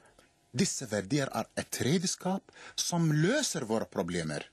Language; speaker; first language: Norwegian; non-native, fluent; Arabic